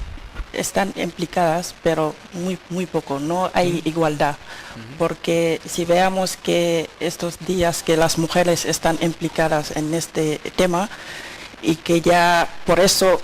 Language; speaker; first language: Spanish; non-native, learner; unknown